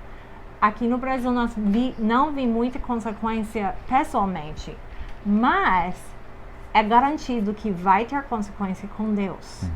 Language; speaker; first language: Portuguese; non-native, fluent; English